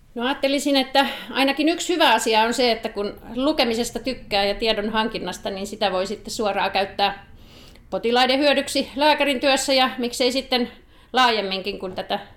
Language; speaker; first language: Finnish; native; Finnish